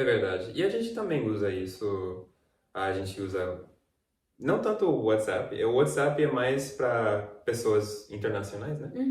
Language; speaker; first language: Portuguese; non-native, fluent; English